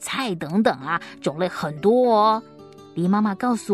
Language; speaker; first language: Chinese; native; Chinese